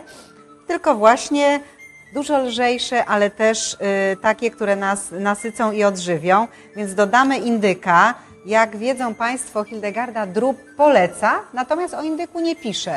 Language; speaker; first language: Polish; native; Polish